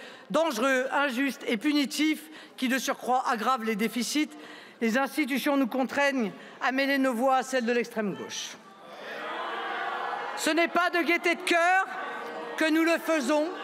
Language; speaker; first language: French; native; French